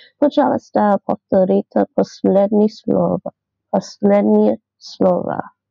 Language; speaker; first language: Russian; non-native, learner; English